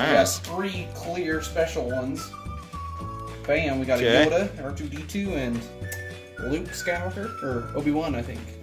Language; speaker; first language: English; native; English